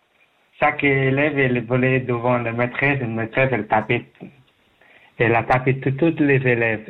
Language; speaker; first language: French; non-native, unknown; Persian